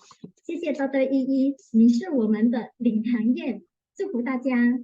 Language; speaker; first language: Chinese; native; Chinese